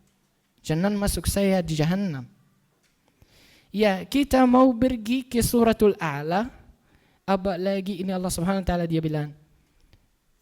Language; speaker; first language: Indonesian; non-native, learner; Arabic